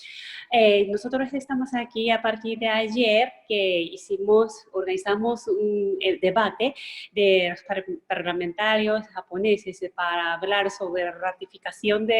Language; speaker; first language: Spanish; non-native, fluent; Japanese